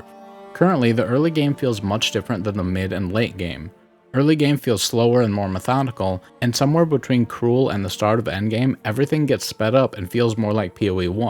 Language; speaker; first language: English; native; English